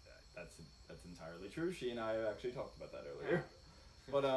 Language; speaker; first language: English; native; English